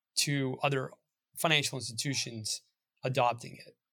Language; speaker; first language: English; native; English